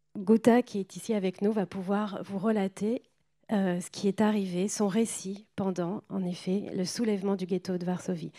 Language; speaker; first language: French; native; French